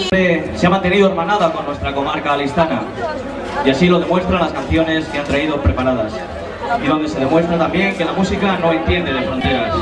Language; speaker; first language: Spanish; native; Spanish